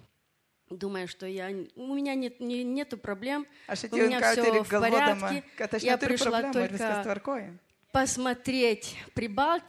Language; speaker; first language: Russian; non-native, fluent; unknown